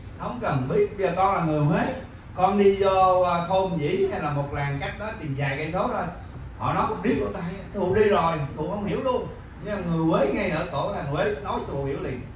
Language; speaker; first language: Vietnamese; native; Vietnamese